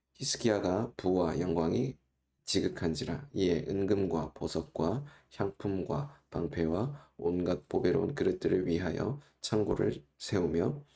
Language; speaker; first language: Korean; native; Korean